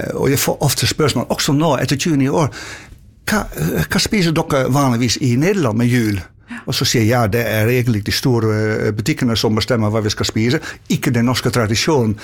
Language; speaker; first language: Norwegian; non-native, fluent; Dutch